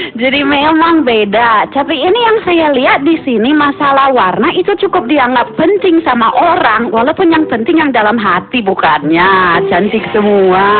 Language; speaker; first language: Indonesian; non-native, fluent; English